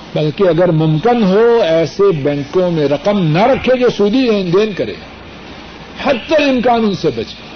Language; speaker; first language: Urdu; non-native, local second language; Punjabi